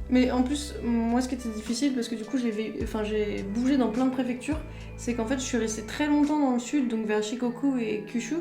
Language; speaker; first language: French; native; French